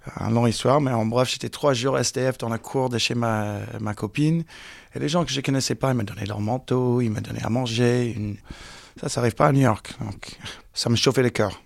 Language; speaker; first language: French; early bilingual, heritage; English